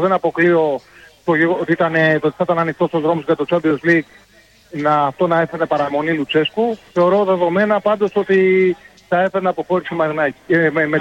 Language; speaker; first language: Greek; native; Greek